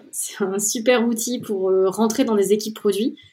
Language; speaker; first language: French; native; French